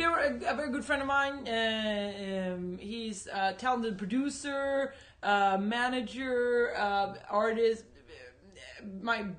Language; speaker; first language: English; non-native, fluent; Swedish